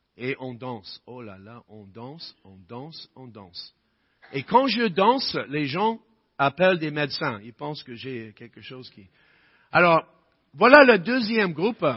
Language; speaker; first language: French; non-native, fluent; English